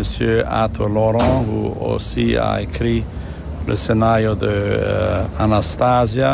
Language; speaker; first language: French; non-native, fluent; German